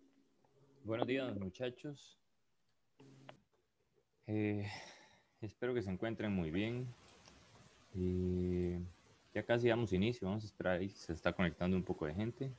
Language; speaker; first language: Spanish; native; Spanish